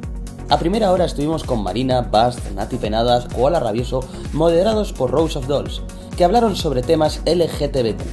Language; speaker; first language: Spanish; native; Spanish